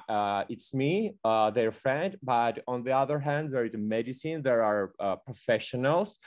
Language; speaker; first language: English; non-native, fluent; Georgian